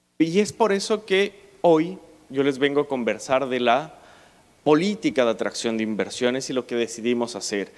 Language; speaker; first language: Spanish; native; Spanish